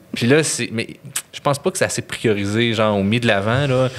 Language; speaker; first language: French; native; French